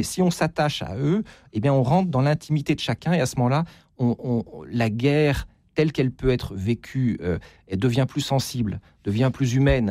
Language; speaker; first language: French; native; French